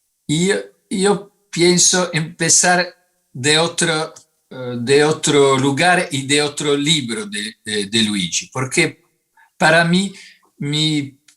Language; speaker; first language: Spanish; non-native, fluent; Italian